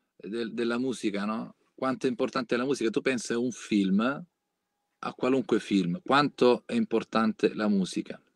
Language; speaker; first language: Italian; native; Italian